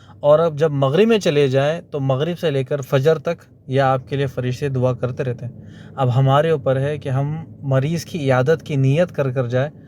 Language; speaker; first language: Urdu; native; Urdu